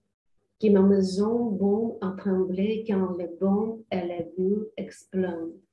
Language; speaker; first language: French; non-native, learner; Ukrainian